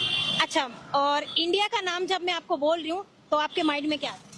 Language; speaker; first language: Hindi; non-native, fluent; Bangla